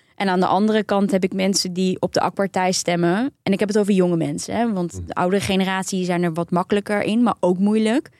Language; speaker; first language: Dutch; early bilingual, other home language; Turkish